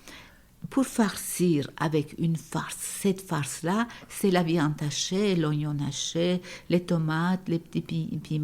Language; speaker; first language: French; non-native, fluent; Turkish